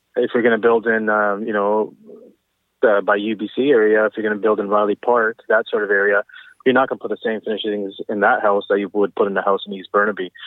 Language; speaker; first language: English; native; English